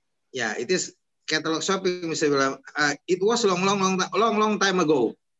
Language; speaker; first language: English; non-native, fluent; Indonesian